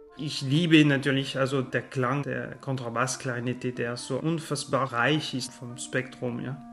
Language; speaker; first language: German; non-native, fluent; French